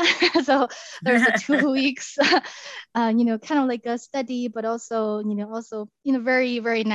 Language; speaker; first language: English; non-native, fluent; Chinese